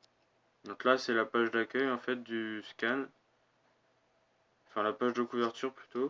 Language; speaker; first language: French; native; French